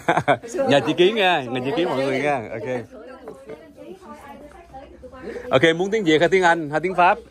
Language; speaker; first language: Vietnamese; early bilingual, heritage; Vietnamese